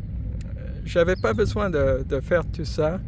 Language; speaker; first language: French; non-native, fluent; English